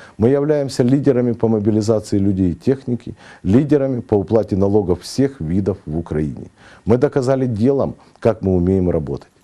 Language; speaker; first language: Russian; native; Russian